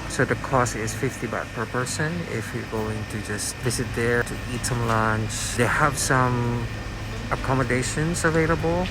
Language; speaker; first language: English; non-native, local second language; Filipino